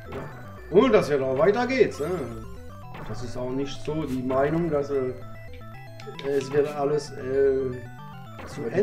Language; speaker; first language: German; non-native, learner; French